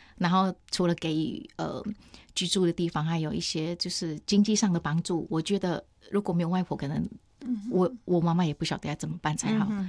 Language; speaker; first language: Chinese; non-native, fluent; Indonesian